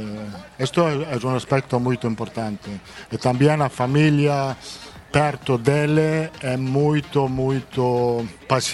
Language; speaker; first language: Spanish; non-native, fluent; Italian